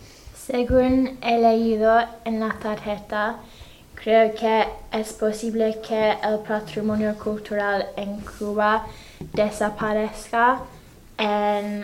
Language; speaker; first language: Spanish; non-native, fluent; English